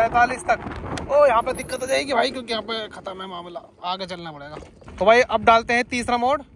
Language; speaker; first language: Hindi; native; Hindi